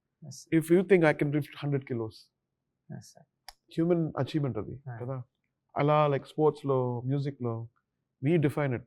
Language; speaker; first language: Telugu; non-native, learner; Tamil